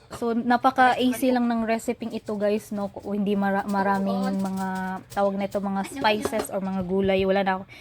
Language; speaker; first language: Filipino; non-native, local second language; Cebuano